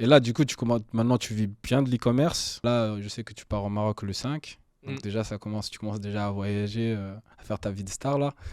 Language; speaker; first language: French; native; French